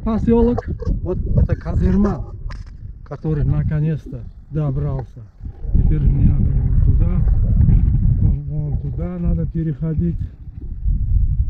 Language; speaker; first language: Russian; non-native, fluent; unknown